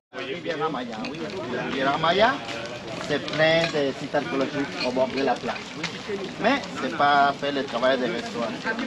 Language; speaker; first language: French; non-native, fluent; Spanish